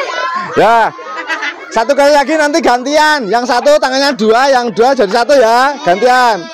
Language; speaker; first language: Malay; non-native, local second language; Javanese